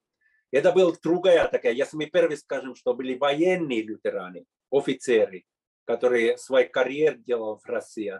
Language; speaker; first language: Russian; non-native, fluent; Finnish